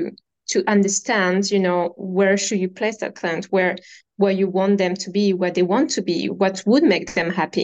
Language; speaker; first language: English; non-native, fluent; French